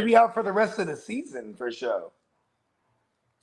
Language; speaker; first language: English; native; English